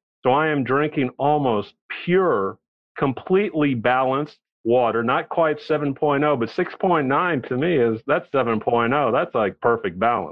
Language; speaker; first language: English; native; English